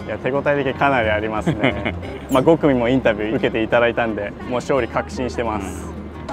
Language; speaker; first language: Japanese; native; Japanese